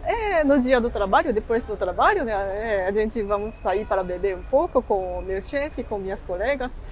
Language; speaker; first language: Portuguese; non-native, fluent; Japanese